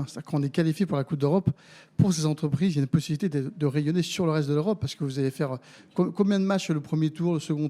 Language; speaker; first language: French; native; French